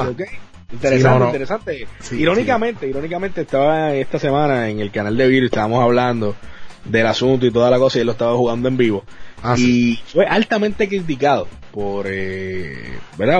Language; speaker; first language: Spanish; native; Spanish